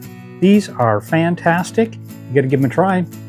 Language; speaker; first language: English; native; English